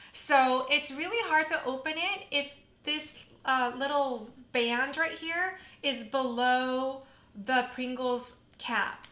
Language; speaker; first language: English; native; English